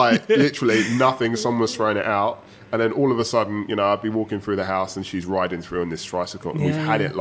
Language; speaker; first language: English; native; English